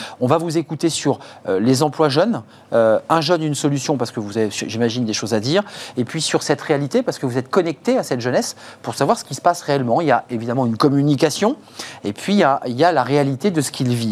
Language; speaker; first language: French; native; French